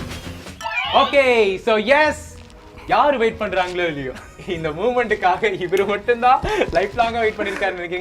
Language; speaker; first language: Tamil; native; Tamil